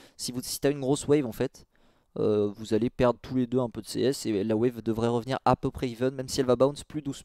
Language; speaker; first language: French; native; French